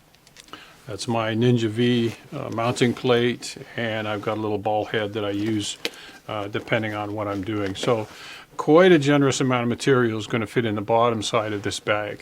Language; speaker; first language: English; native; English